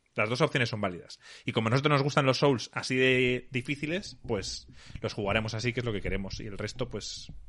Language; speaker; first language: Spanish; native; Spanish